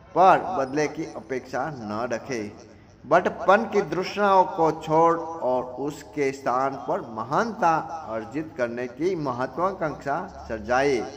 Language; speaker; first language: Hindi; non-native, local second language; Gujarati